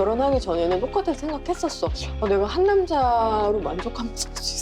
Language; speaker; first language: Korean; native; Korean